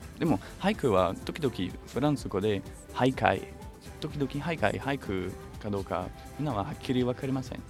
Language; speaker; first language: Japanese; non-native, learner; French